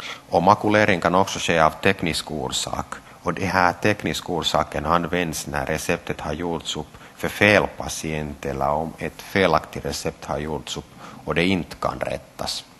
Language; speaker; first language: Swedish; non-native, local second language; Finnish